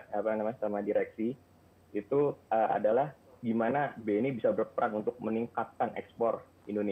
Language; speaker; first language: Indonesian; native; Indonesian